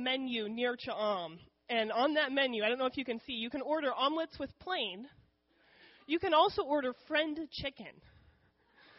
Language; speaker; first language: English; native; English